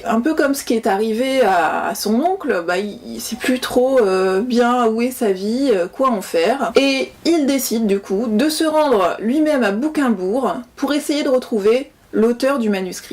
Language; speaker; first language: French; native; French